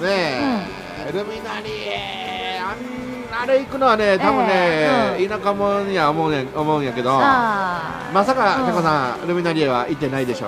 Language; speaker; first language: Japanese; native; Japanese